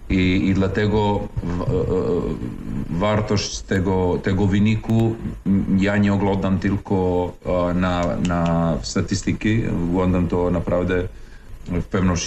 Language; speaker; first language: Polish; non-native, fluent; Serbian